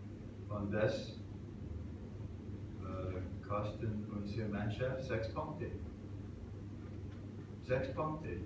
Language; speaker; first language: German; non-native, learner; English